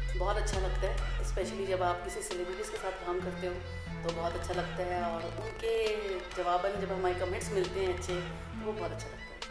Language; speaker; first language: Urdu; native; Urdu